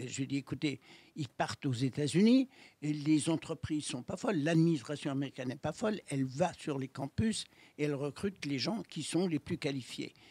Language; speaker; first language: French; native; French